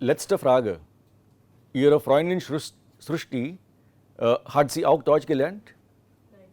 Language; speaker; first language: German; non-native, fluent; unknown